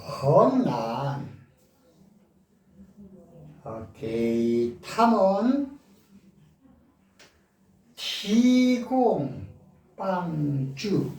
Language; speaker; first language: Chinese; non-native, learner; Korean